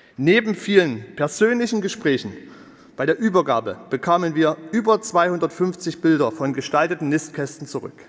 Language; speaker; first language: German; native; German